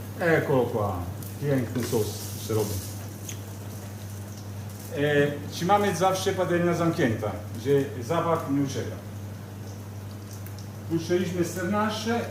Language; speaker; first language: Polish; non-native, learner; Italian